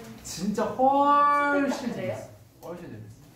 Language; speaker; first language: Korean; native; Korean